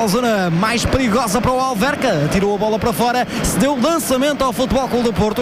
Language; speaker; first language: Portuguese; native; Portuguese